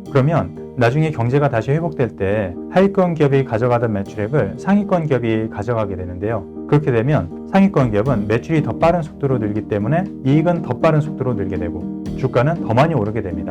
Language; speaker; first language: Korean; native; Korean